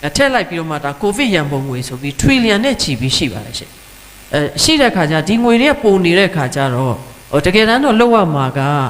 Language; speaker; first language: Burmese; native; Burmese